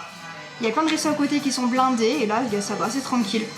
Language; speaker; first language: French; native; French